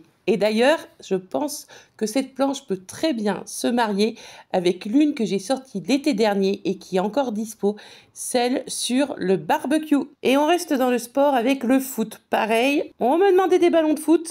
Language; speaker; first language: French; native; French